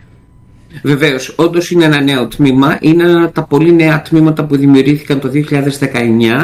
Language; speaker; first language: Greek; native; Greek